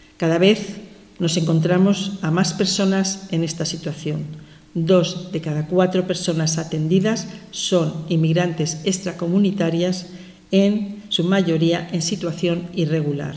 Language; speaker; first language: Spanish; native; Spanish